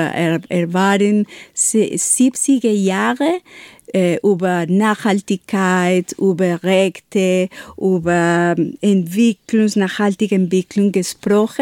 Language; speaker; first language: German; non-native, learner; Spanish